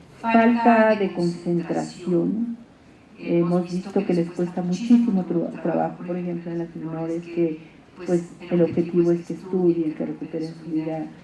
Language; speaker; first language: Spanish; native; Spanish